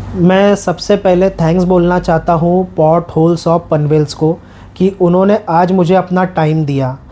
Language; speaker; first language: Hindi; non-native, local second language; Marathi